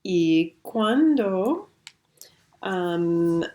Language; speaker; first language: Spanish; non-native, learner; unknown